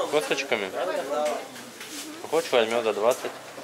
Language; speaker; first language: Russian; native; Russian